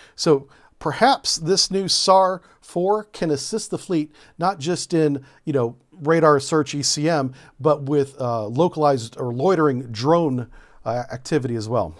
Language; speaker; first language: English; native; English